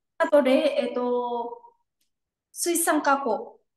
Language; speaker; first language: Japanese; non-native, learner; Vietnamese